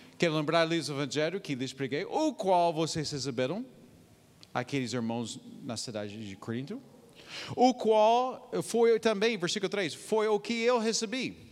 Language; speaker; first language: Portuguese; non-native, fluent; English